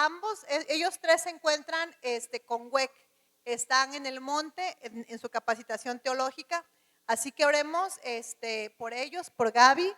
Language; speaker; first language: Spanish; native; Spanish